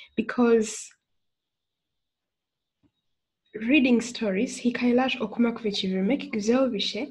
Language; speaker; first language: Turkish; non-native, fluent; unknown